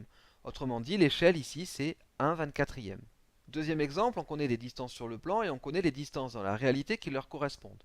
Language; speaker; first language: French; native; French